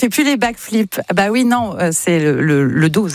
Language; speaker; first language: French; native; French